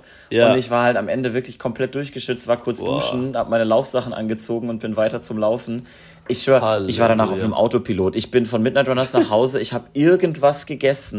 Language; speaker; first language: German; native; German